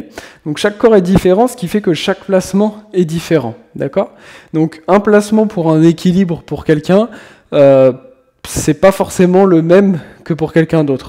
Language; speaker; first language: French; native; French